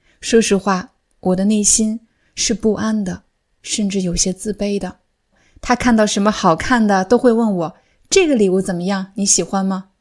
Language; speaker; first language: Chinese; native; Chinese